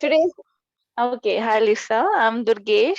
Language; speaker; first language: English; non-native, local second language; Hindi